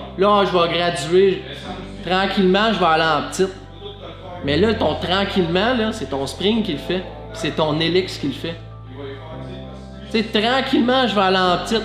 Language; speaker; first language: French; native; French